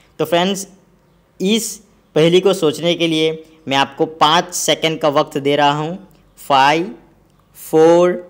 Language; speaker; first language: Hindi; non-native, local second language; Gujarati